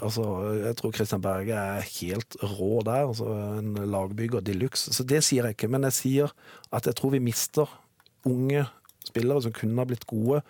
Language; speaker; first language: Norwegian; native; Norwegian